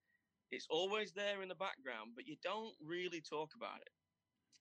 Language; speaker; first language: English; native; English